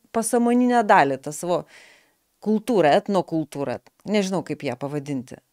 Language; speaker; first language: Lithuanian; native; Lithuanian